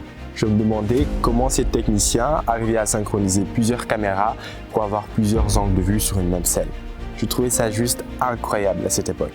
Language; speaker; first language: French; native; French